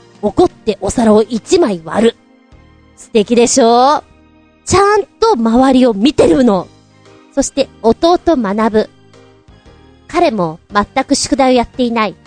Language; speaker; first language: Japanese; native; Japanese